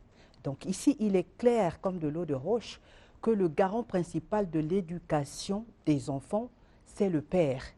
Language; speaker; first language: French; non-native, local second language; Lingala